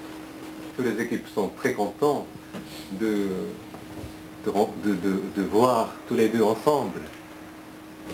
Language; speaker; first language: French; non-native, fluent; Japanese